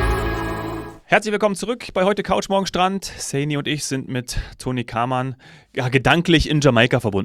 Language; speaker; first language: German; native; German